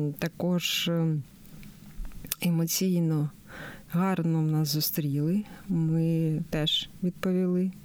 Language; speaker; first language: Ukrainian; native; Ukrainian